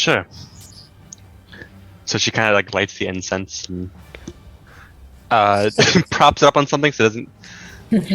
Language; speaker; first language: English; native; English